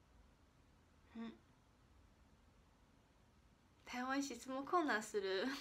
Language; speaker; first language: Japanese; non-native, fluent; Chinese